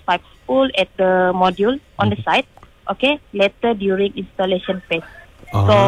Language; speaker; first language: English; non-native, local second language; Malay